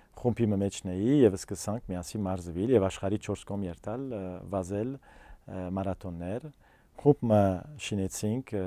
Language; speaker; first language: Armenian; early bilingual, heritage; Armenian